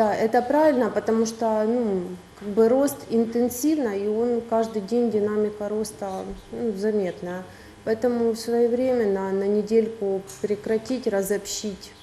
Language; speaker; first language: Russian; native; Russian